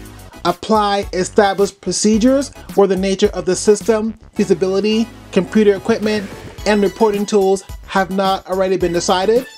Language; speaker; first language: English; native; English